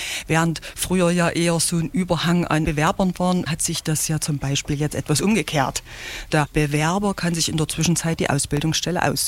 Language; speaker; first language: German; native; German